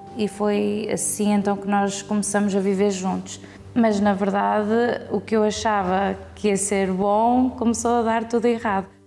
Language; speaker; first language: Portuguese; early bilingual, heritage; Portuguese